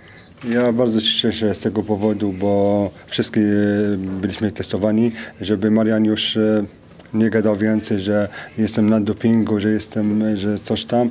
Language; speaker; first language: Polish; non-native, fluent; French